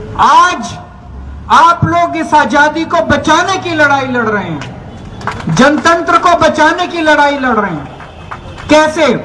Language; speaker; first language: Hindi; native; Hindi